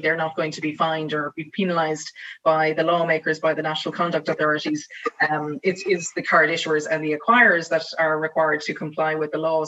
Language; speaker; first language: English; native; English